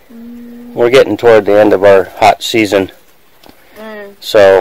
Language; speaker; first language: English; native; English